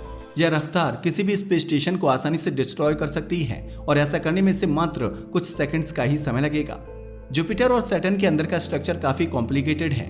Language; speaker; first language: Hindi; native; Hindi